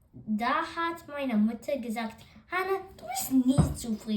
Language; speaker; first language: German; non-native, learner; English